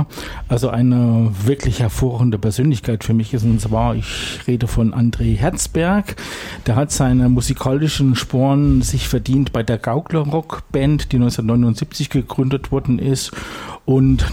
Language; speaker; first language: German; native; German